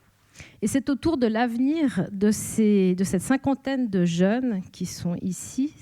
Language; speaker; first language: French; native; French